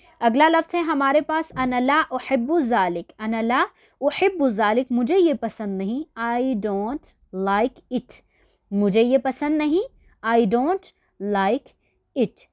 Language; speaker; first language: Urdu; native; Urdu